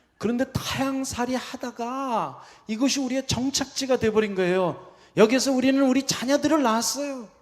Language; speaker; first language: Korean; early bilingual, heritage; Korean